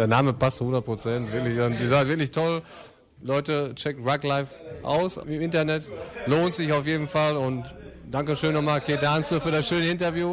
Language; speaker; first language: German; native; German